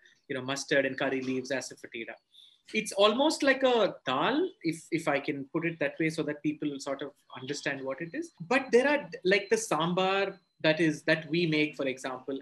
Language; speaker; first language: English; non-native, local second language; Tamil